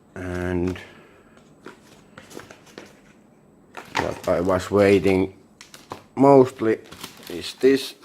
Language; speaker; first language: English; non-native, learner; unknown